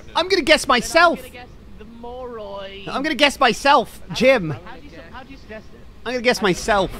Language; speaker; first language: English; native; English